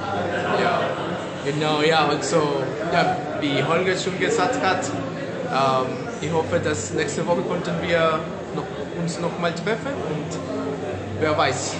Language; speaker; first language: German; non-native, fluent; Spanish